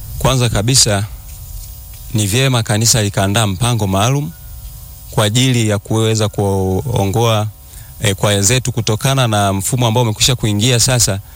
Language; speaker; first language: Swahili; native; Swahili